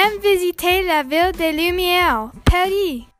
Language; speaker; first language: French; non-native, learner; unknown